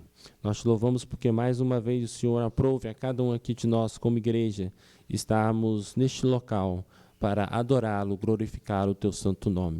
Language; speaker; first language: Portuguese; native; Portuguese